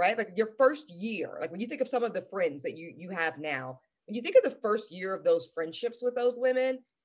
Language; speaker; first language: English; native; English